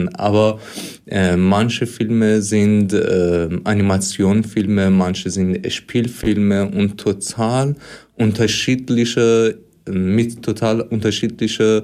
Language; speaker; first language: German; non-native, fluent; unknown